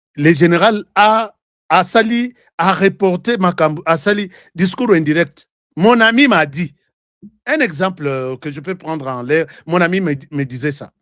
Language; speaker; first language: French; non-native, local second language; Lingala